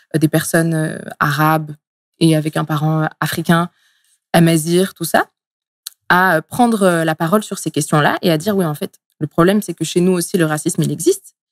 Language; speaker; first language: French; early bilingual, other home language; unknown